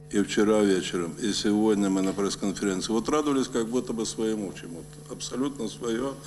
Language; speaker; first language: Russian; non-native, local second language; Kyrgyz